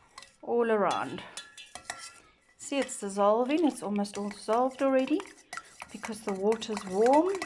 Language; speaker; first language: English; native; English